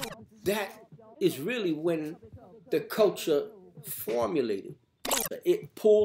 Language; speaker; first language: English; native; English